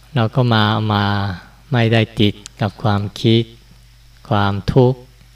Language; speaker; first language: Thai; non-native, fluent; Japanese